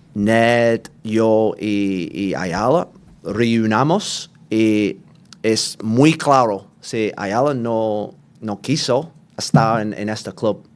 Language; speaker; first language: Spanish; non-native, learner; English